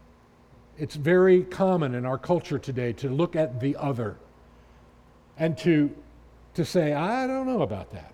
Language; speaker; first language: English; native; English